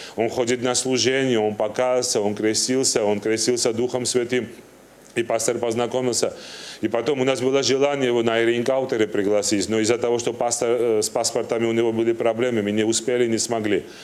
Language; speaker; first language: Russian; non-native, learner; Turkish